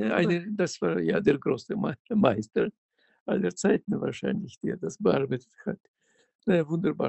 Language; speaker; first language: German; non-native, fluent; Russian